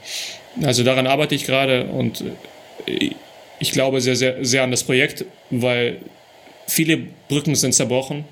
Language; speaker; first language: German; early bilingual, other home language; Russian